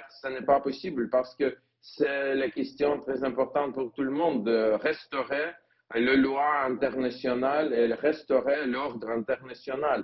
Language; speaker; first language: French; non-native, learner; Ukrainian